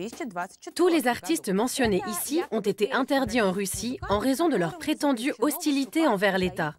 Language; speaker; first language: French; native; French